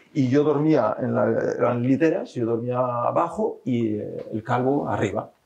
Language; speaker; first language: Spanish; early bilingual, heritage; French